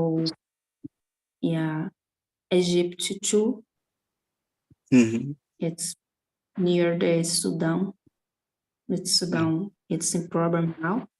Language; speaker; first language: English; non-native, learner; Portuguese